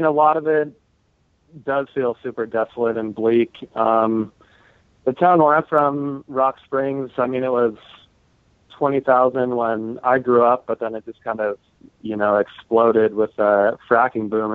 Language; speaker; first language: English; native; English